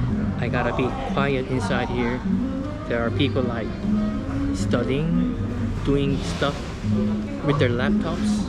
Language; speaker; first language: English; non-native, fluent; Korean